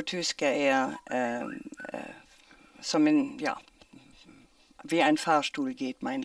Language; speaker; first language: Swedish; non-native, fluent; German